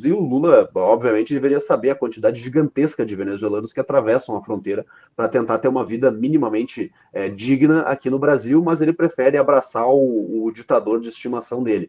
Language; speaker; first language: Portuguese; native; Portuguese